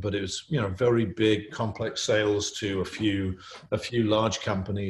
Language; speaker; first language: English; native; English